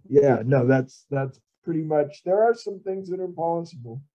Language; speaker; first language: English; native; English